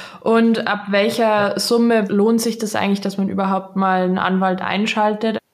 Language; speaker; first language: German; native; German